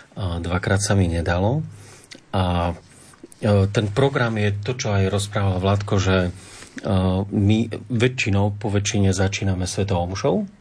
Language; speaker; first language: Slovak; native; Slovak